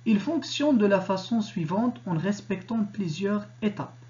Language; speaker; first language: French; non-native, local second language; Arabic